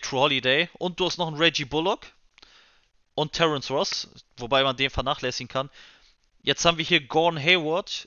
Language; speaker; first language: German; native; German